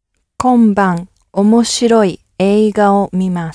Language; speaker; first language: Japanese; non-native, learner; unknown